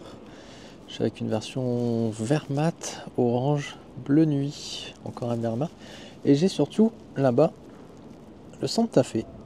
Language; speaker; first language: French; native; French